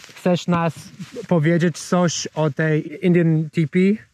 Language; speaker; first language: Polish; non-native, learner; English